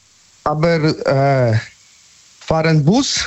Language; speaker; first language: German; non-native, learner; Polish